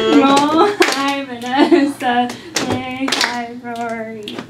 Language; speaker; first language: Cantonese; non-native, learner; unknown